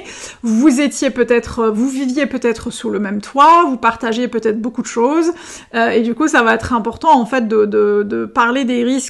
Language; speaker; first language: French; native; French